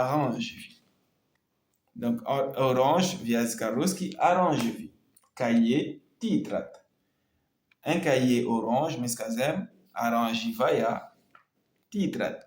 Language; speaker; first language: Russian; non-native, learner; French